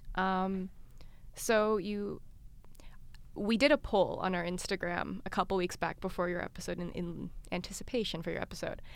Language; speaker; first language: English; native; English